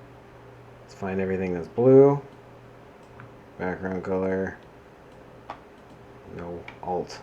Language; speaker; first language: English; native; English